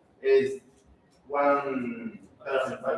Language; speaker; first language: English; non-native, learner; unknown